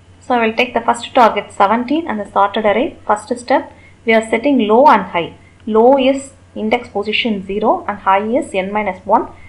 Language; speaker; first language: English; non-native, local second language; Tamil